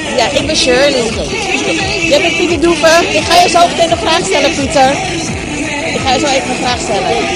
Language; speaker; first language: Dutch; native; Dutch